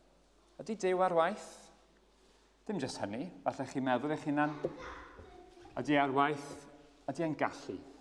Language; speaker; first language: Welsh; native; Welsh